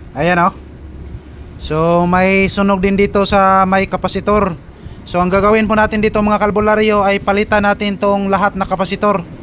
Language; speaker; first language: Filipino; non-native, local second language; Cebuano